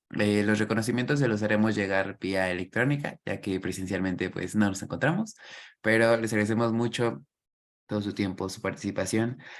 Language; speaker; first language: Spanish; native; Spanish